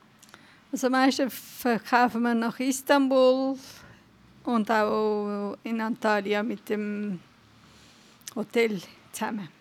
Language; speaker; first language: German; non-native, fluent; Turkish